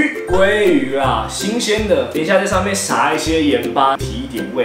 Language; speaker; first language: Chinese; native; Chinese